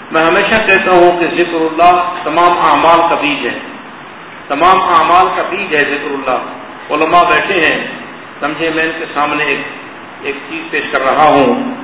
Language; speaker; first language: Urdu; non-native, local second language; Saraiki